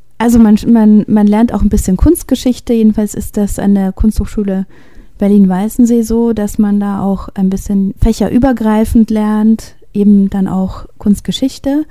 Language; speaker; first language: German; early bilingual, other home language; Polish